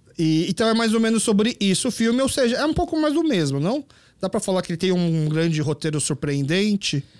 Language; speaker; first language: Portuguese; early bilingual, other home language; Korean